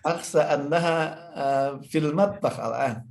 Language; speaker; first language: Arabic; non-native, fluent; Indonesian